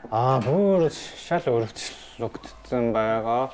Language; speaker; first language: Mongolian; non-native, learner; Japanese